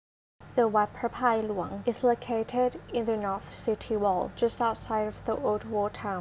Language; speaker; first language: English; non-native, learner; Thai